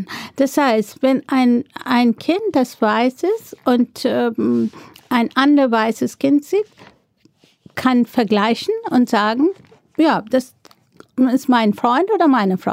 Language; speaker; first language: German; non-native, fluent; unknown